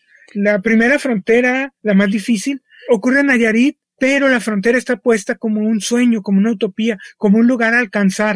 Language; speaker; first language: Spanish; native; Spanish